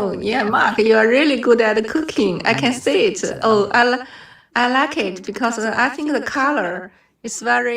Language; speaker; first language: English; non-native, learner; Chinese